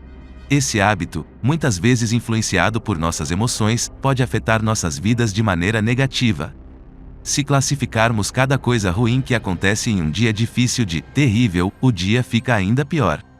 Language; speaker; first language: Portuguese; native; Portuguese